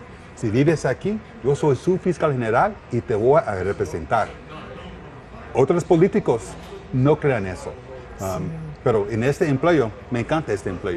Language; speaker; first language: Spanish; non-native, learner; English